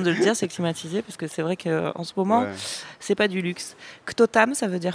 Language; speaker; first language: French; native; French